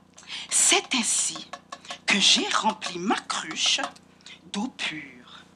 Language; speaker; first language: French; non-native, local second language; Haitian Creole